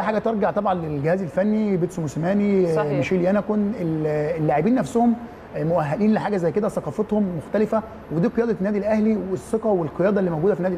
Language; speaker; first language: Arabic; native; Arabic